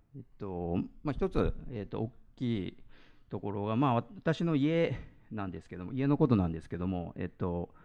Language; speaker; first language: Japanese; native; Japanese